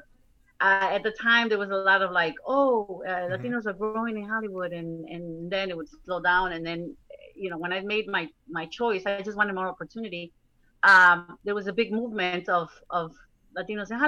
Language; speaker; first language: English; early bilingual, other home language; Spanish